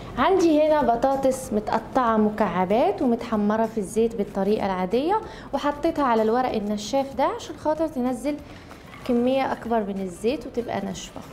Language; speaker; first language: Arabic; native; Arabic